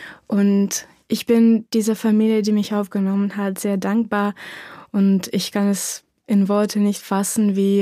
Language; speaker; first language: German; non-native, fluent; Ukrainian